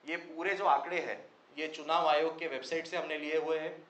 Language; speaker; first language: Hindi; non-native, local second language; Marathi